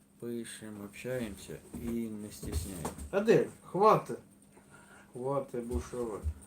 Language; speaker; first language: Russian; native; Russian